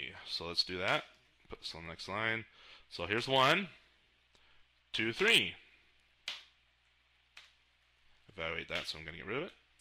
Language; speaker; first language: English; native; English